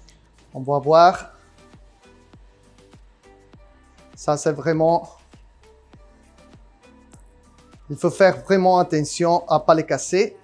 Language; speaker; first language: French; non-native, learner; Italian